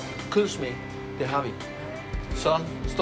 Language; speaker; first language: Danish; non-native, fluent; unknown